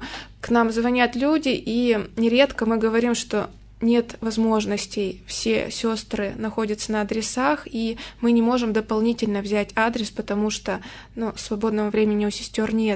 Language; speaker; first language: Russian; native; Russian